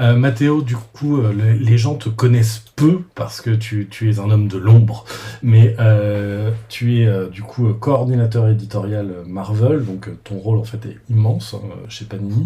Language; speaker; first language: French; native; French